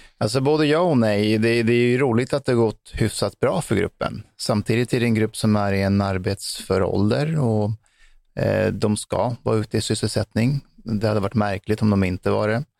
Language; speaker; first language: Swedish; early bilingual, other home language; Persian